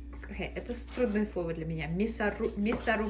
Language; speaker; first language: Russian; early bilingual, heritage; Russian